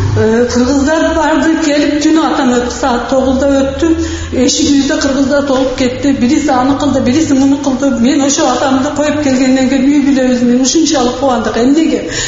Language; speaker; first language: Kyrgyz; non-native, local second language; Karachay-Balkar